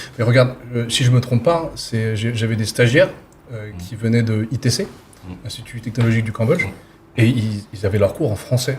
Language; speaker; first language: French; native; French